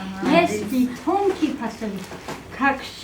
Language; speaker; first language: Russian; non-native, local second language; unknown